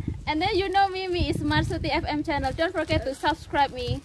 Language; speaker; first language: English; non-native, learner; Indonesian